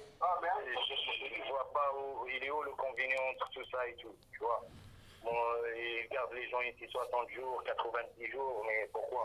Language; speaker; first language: French; non-native, local second language; Arabic